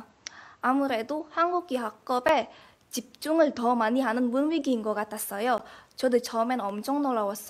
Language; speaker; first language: Korean; non-native, fluent; Indonesian